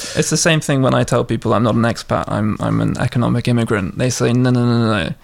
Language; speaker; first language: English; native; English